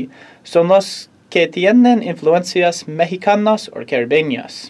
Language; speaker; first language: Spanish; non-native, learner; English